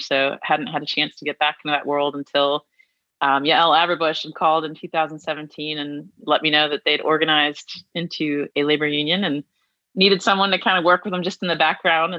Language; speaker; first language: English; native; English